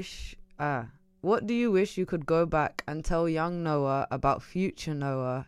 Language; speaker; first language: English; native; English